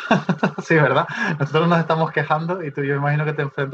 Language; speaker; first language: Spanish; native; Spanish